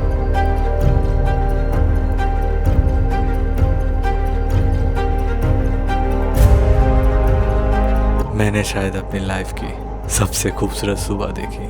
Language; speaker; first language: Hindi; non-native, local second language; Bangla